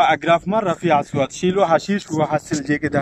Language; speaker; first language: Arabic; non-native, learner; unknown